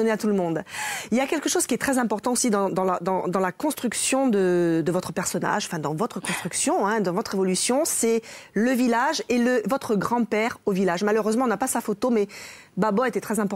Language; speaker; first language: French; native; French